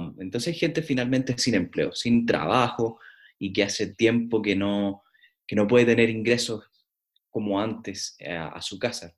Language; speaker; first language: Spanish; native; Spanish